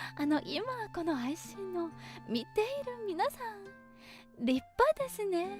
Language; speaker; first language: Japanese; non-native, learner; English